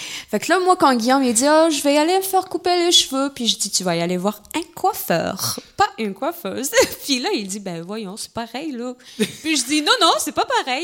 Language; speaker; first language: French; non-native, local second language; Kabyle